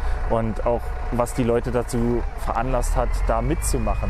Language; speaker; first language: German; native; German